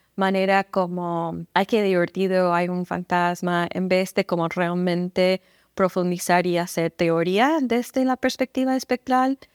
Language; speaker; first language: Spanish; non-native, fluent; English